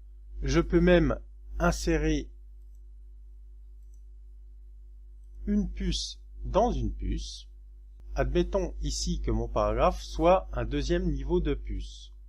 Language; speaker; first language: French; native; French